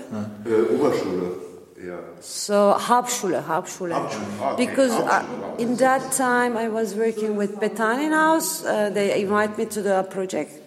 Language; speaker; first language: English; non-native, fluent; Turkish